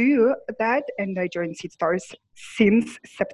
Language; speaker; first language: English; non-native, fluent; Ukrainian